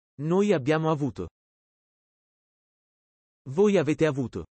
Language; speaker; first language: Italian; non-native, fluent; Russian